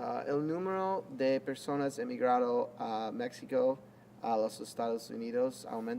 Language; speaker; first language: Spanish; non-native, learner; English